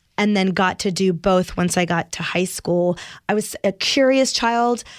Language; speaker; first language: English; native; English